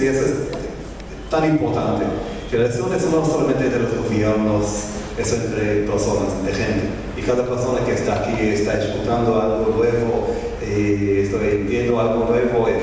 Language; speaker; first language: Spanish; non-native, learner; Hebrew